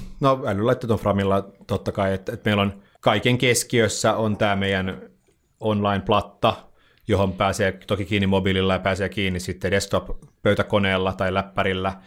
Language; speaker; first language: Finnish; native; Finnish